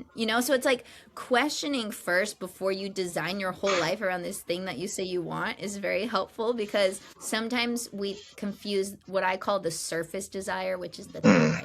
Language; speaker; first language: English; native; English